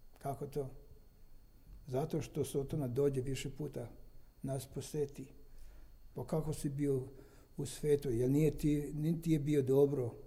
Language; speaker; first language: Serbian; non-native, fluent; Romanian